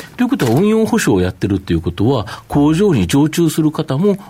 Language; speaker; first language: Japanese; native; Japanese